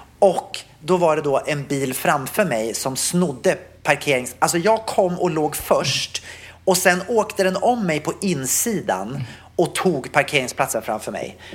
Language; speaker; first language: Swedish; native; Swedish